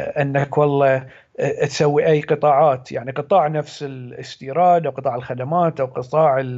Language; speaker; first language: Arabic; native; Arabic